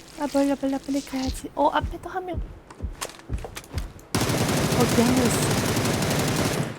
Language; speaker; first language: Korean; non-native, learner; Chinese